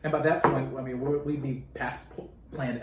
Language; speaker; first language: English; native; English